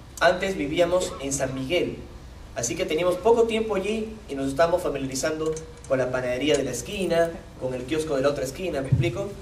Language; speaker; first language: Spanish; native; Spanish